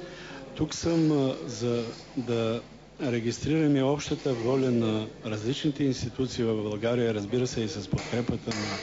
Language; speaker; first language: Bulgarian; native; Bulgarian